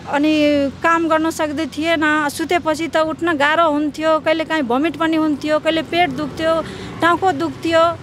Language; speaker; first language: Nepali; non-native, local second language; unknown